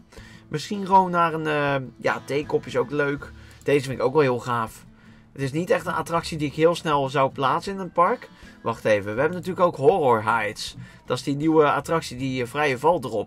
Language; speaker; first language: Dutch; native; Dutch